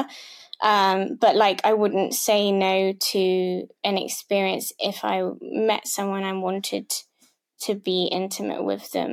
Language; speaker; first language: English; native; English